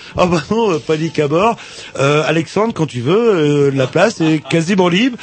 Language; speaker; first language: French; native; French